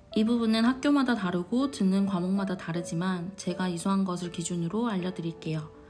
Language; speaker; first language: Korean; native; Korean